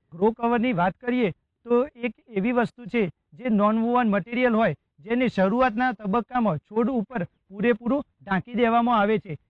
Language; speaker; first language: Gujarati; native; Gujarati